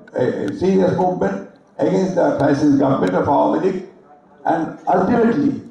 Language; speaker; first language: English; non-native, local second language; Bangla